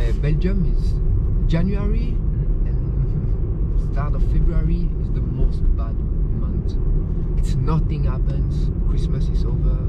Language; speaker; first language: English; non-native, fluent; Dutch